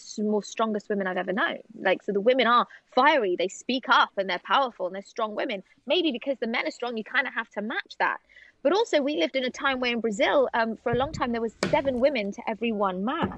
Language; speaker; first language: English; native; English